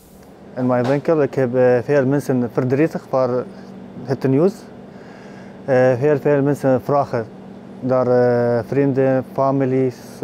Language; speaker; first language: Dutch; non-native, learner; Arabic